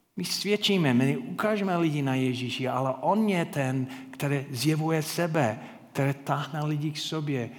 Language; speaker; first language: Czech; non-native, fluent; English